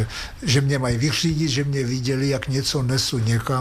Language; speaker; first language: Czech; native; Czech